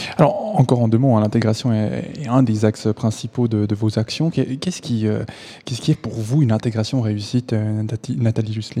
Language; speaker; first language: French; native; French